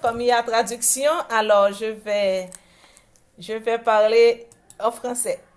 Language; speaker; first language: French; non-native, local second language; Haitian Creole